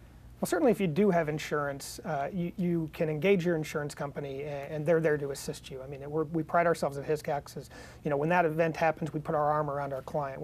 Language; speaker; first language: English; native; English